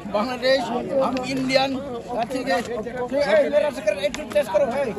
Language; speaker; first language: Hindi; non-native, learner; Malay